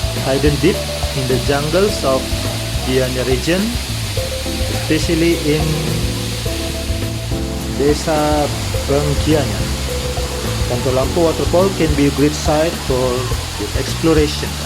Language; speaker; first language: English; non-native, local second language; Indonesian